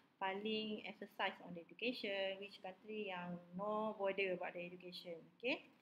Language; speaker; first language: English; non-native, local second language; Malay